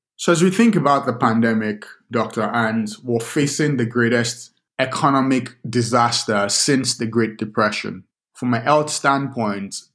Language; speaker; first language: English; non-native, local second language; Yoruba